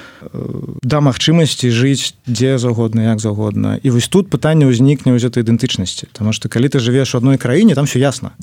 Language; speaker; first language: Belarusian; non-native, local second language; Russian